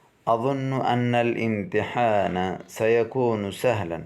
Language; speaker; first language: Arabic; non-native, fluent; Urdu